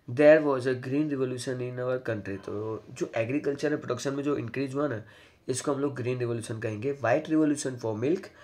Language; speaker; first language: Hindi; non-native, local second language; Gujarati